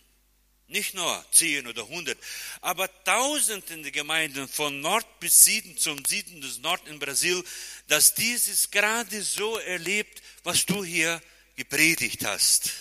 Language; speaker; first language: German; non-native, fluent; Portuguese